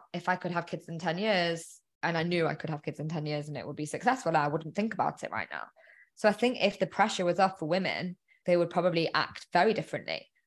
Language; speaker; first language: English; native; English